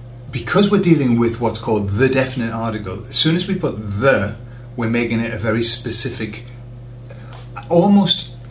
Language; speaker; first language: English; native; English